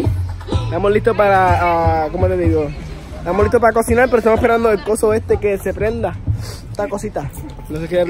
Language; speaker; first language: Spanish; early bilingual, heritage; English